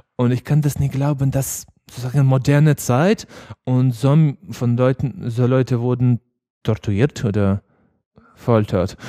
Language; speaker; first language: German; non-native, learner; Ukrainian